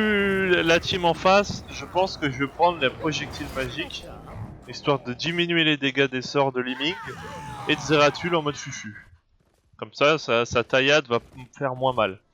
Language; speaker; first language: French; native; French